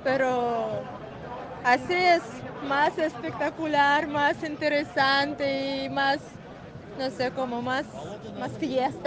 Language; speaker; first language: Spanish; non-native, fluent; Russian